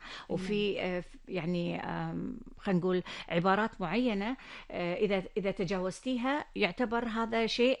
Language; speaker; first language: Arabic; native; Arabic